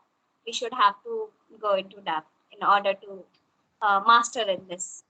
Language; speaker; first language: English; non-native, local second language; Hindi